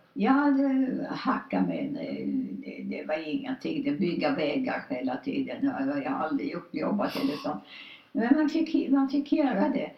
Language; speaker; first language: Swedish; non-native, fluent; Polish